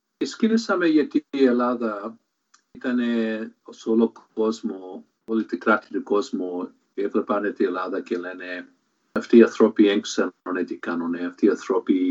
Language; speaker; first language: Greek; early bilingual, heritage; Greek